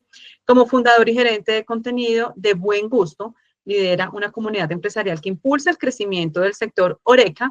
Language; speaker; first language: Spanish; native; Spanish